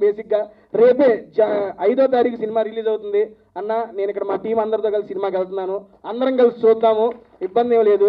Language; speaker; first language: Telugu; native; Telugu